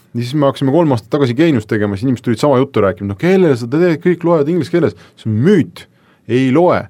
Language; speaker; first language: Estonian; native; Estonian